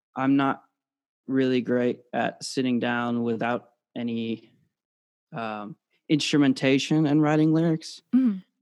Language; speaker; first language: English; native; English